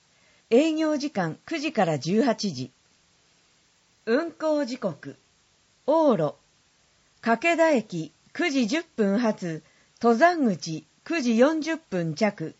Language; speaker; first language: Japanese; native; Japanese